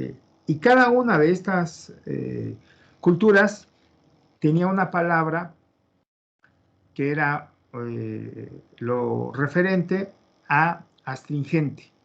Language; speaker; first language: Spanish; native; Spanish